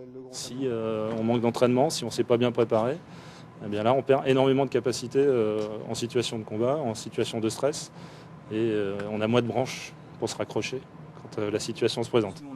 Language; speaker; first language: French; native; French